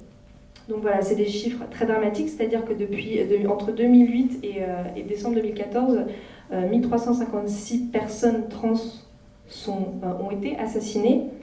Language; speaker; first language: French; native; French